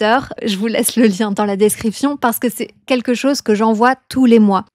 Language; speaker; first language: French; native; French